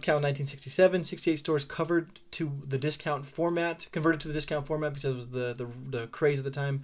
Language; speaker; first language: English; native; English